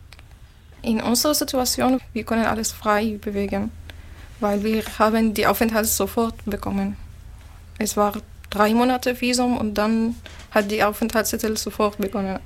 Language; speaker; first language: German; non-native, learner; Arabic